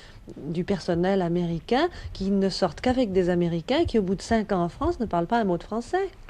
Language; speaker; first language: French; native; French